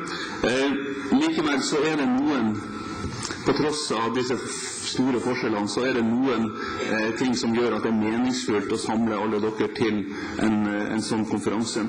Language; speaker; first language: Norwegian; native; Norwegian